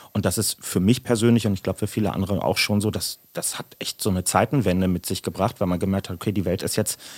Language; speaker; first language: German; native; German